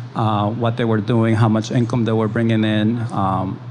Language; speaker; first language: English; early bilingual, other home language; Spanish